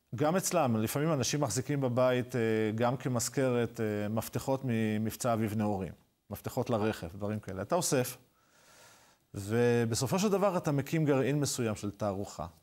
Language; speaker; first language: Hebrew; native; Hebrew